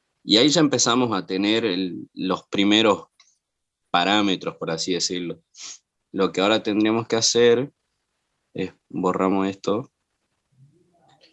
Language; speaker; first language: Spanish; native; Spanish